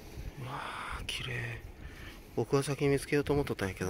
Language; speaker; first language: Japanese; native; Japanese